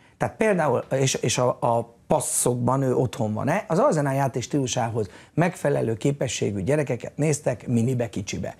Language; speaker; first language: Hungarian; native; Hungarian